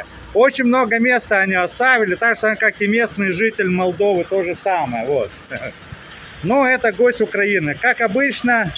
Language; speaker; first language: Russian; native; Russian